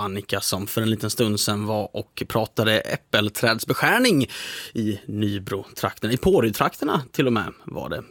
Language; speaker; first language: Swedish; native; Swedish